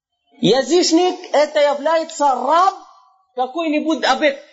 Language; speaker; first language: Russian; non-native, fluent; Arabic